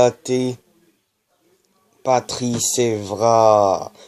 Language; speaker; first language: French; native; French